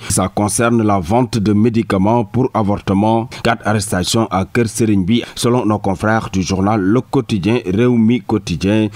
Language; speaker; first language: French; non-native, local second language; Wolof